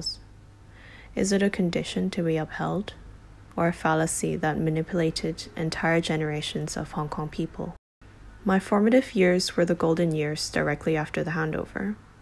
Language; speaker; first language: English; non-native, local second language; Cantonese